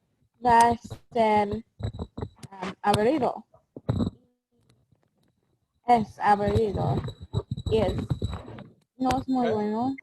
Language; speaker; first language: Spanish; non-native, learner; English